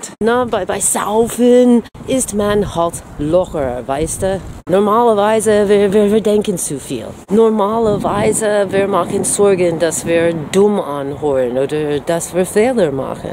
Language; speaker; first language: German; non-native, fluent; English